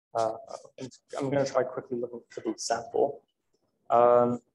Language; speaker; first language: English; native; English